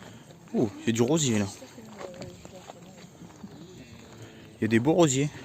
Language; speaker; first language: French; native; French